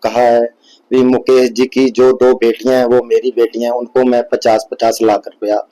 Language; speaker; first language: Hindi; non-native, local second language; Punjabi